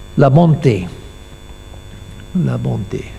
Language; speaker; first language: French; non-native, learner; English